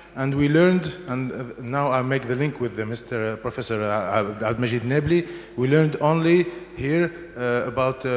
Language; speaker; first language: English; non-native, fluent; Arabic